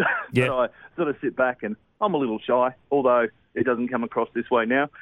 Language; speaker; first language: English; native; English